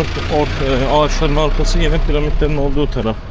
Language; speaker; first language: Turkish; native; Turkish